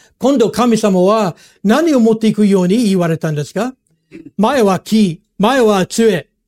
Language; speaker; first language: Japanese; non-native, fluent; English